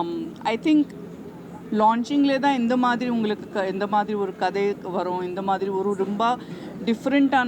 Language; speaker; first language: Tamil; non-native, fluent; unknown